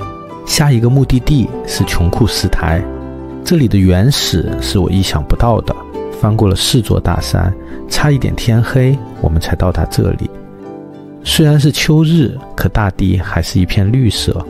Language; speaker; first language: Chinese; native; Chinese